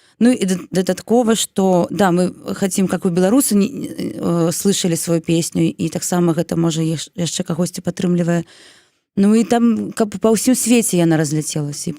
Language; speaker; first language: Belarusian; non-native, local second language; Russian